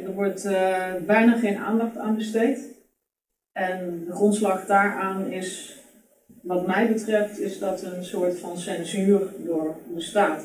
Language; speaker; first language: Dutch; native; Dutch